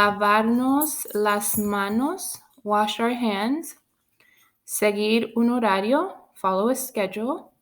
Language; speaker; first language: Spanish; non-native, fluent; English